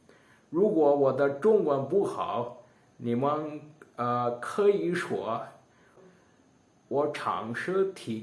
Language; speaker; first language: Chinese; non-native, learner; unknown